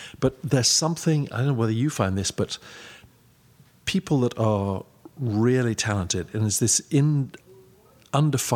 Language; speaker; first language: English; native; English